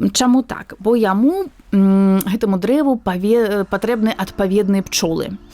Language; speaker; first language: Belarusian; native; Belarusian